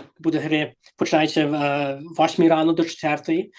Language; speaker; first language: Ukrainian; early bilingual, heritage; English